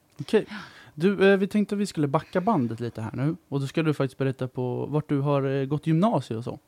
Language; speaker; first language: Swedish; native; Swedish